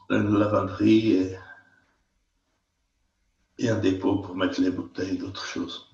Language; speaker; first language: French; non-native, fluent; Portuguese